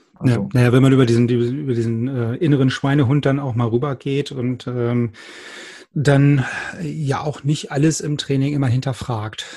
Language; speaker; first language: German; native; German